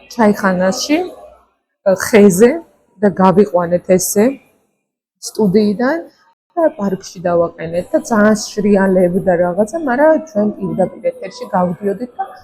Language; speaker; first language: Georgian; non-native, local second language; Azerbaijani